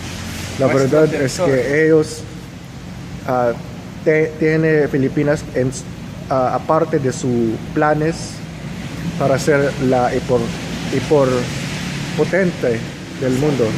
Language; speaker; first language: Spanish; non-native, fluent; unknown